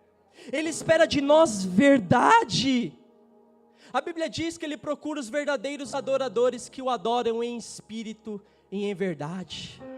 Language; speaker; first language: Portuguese; native; Portuguese